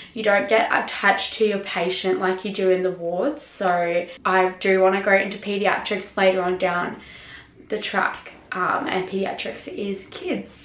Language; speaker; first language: English; native; English